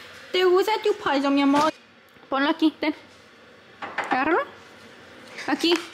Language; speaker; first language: Spanish; early bilingual, heritage; Spanish